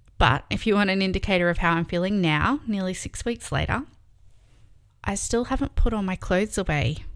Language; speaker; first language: English; native; English